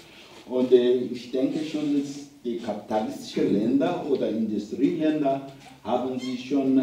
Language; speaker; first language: German; non-native, learner; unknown